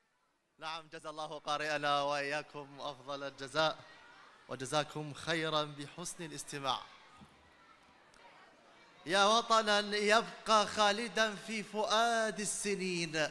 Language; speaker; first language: Arabic; native; Arabic